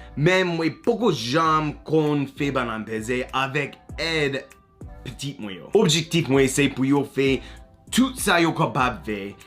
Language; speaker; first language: Haitian Creole; non-native, learner; English